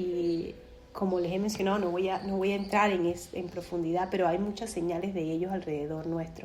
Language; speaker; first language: Spanish; native; Spanish